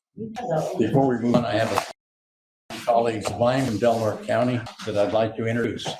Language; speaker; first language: English; native; English